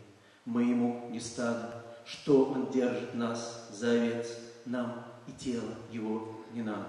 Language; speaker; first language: Russian; native; Russian